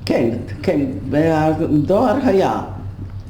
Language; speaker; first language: Hebrew; non-native, fluent; Polish